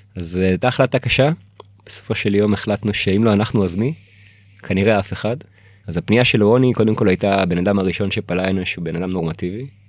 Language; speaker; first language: Hebrew; early bilingual, other home language; Russian